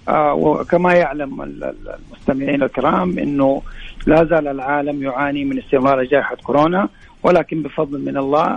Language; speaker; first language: Arabic; native; Arabic